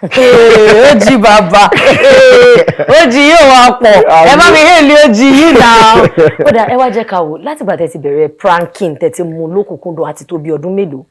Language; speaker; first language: Yoruba; native; Yoruba